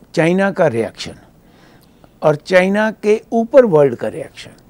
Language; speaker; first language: Hindi; native; Hindi